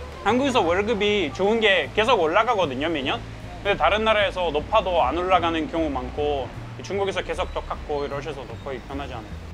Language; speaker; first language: Korean; non-native, fluent; Russian